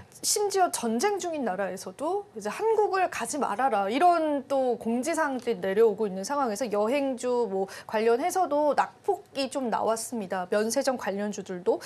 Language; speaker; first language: Korean; native; Korean